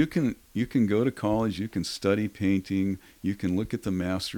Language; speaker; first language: English; native; English